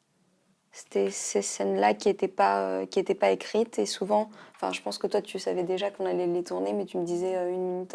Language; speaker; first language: French; early bilingual, heritage; French